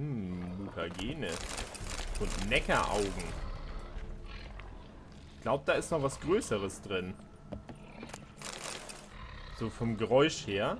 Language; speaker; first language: German; native; German